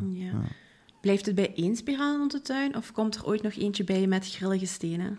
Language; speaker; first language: Dutch; native; Dutch